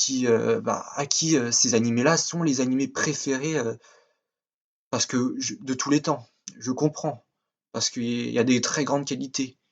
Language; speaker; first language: French; native; French